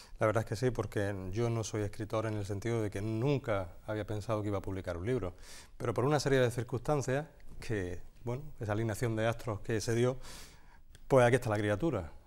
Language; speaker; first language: Spanish; native; Spanish